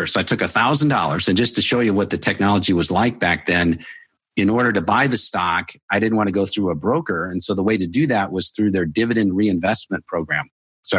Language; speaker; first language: English; native; English